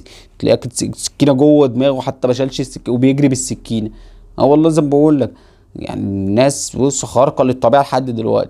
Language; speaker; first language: Arabic; native; Arabic